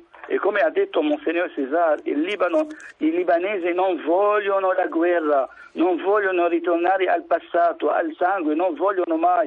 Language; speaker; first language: Italian; non-native, fluent; Arabic